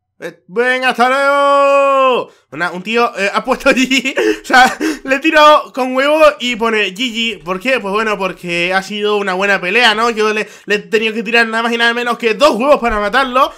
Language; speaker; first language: Spanish; native; Spanish